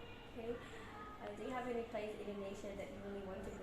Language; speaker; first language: English; non-native, learner; Indonesian